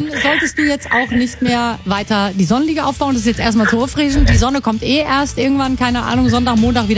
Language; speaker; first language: German; native; German